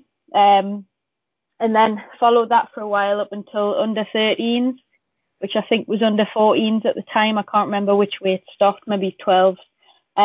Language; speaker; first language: English; native; English